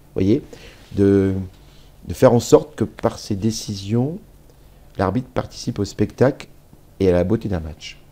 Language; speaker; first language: French; native; French